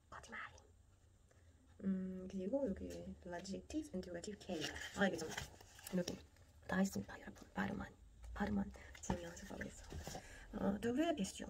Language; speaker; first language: French; non-native, learner; Korean